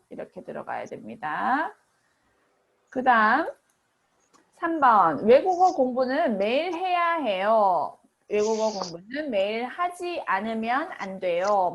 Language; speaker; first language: Korean; native; Korean